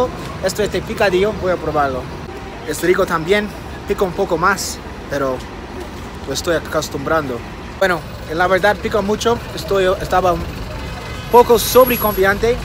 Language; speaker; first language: Spanish; non-native, fluent; English